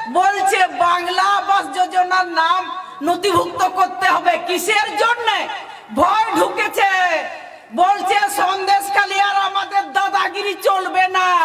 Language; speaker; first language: Bangla; non-native, local second language; Santali